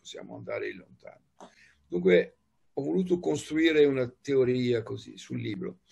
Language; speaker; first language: Italian; non-native, fluent; French